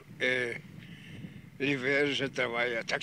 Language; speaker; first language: French; non-native, learner; Russian